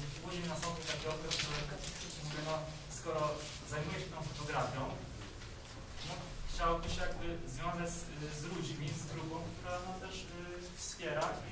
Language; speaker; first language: Polish; native; Polish